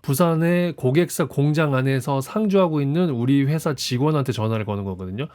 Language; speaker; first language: Korean; native; Korean